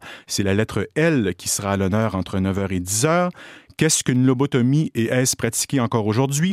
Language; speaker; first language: French; native; French